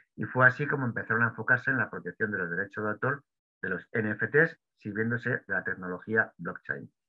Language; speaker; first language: Spanish; native; Spanish